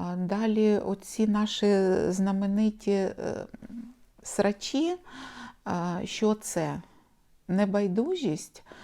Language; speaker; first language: Ukrainian; non-native, local second language; Russian